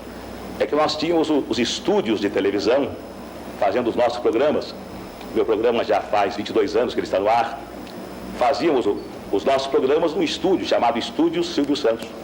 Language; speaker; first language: Portuguese; native; Portuguese